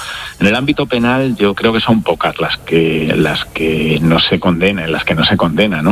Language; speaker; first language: Spanish; native; Spanish